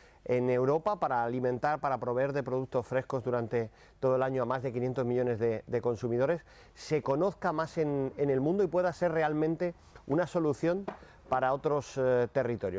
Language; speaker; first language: Spanish; native; Spanish